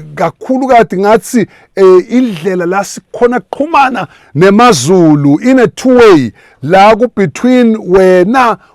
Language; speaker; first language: Zulu; non-native, local second language; Swati